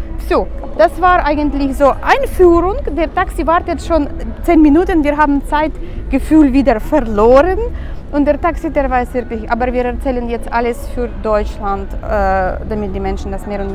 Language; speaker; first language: German; non-native, learner; Russian